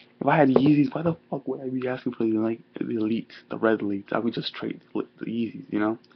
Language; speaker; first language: English; native; English